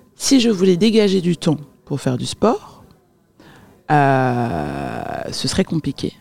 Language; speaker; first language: French; early bilingual, other home language; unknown